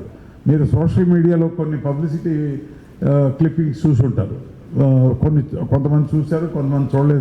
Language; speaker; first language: Telugu; native; Telugu